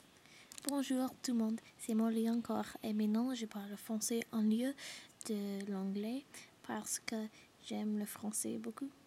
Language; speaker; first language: French; non-native, learner; English